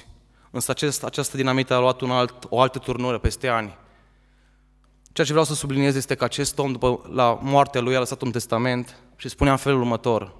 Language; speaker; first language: Romanian; native; Romanian